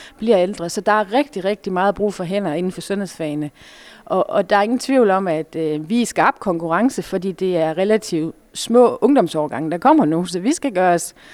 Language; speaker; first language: Danish; native; Danish